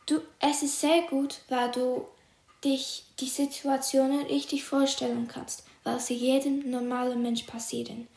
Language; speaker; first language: German; non-native, learner; English